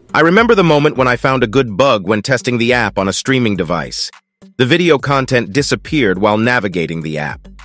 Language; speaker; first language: English; non-native, fluent; Russian